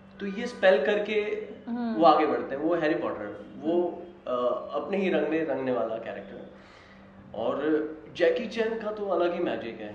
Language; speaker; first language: Hindi; non-native, local second language; Gujarati